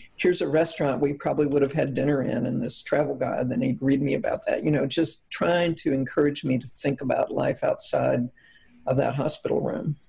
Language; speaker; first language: English; native; English